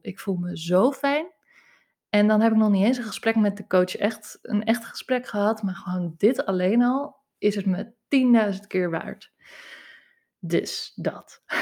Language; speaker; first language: Dutch; native; Dutch